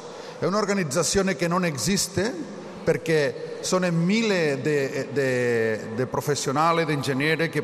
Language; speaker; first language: Italian; non-native, learner; Catalan